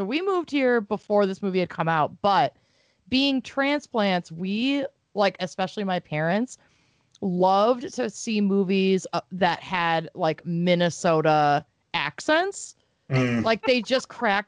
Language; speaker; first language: English; native; English